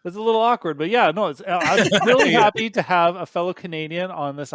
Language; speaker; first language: English; native; English